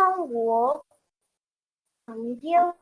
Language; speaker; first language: Chinese; non-native, learner; Urdu